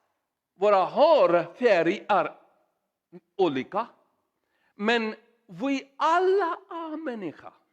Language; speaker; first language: Swedish; non-native, learner; Urdu